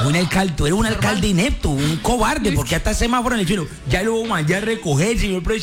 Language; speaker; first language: Spanish; native; Spanish